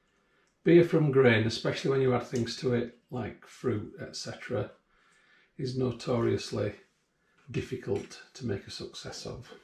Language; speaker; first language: English; native; English